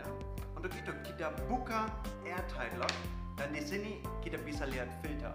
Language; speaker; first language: Indonesian; non-native, fluent; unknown